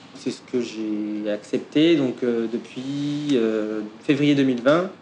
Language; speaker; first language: French; native; French